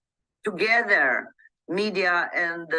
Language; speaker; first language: English; non-native, learner; Ukrainian